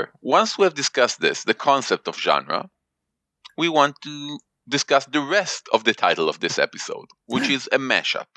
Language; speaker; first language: English; non-native, fluent; Hebrew